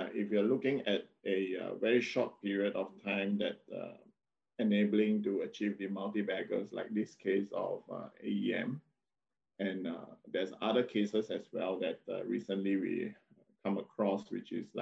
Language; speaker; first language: English; non-native, local second language; Min Nan Chinese